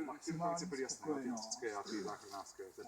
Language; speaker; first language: Czech; native; Czech